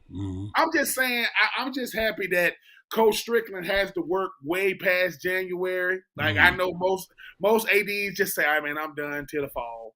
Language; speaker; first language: English; native; English